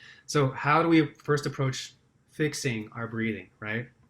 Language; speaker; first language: English; native; English